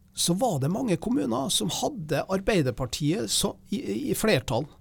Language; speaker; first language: Norwegian; native; Norwegian